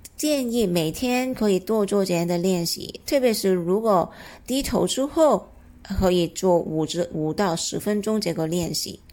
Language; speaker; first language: Chinese; non-native, local second language; Cantonese